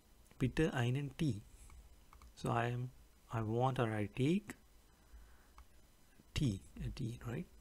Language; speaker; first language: German; non-native, fluent; English